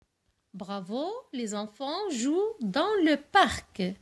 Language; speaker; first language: French; non-native, local second language; Arabic